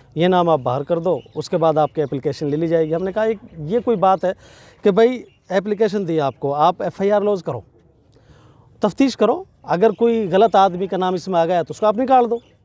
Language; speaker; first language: Hindi; native; Hindi